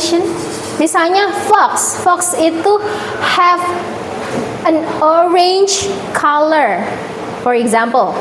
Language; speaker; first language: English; non-native, learner; Indonesian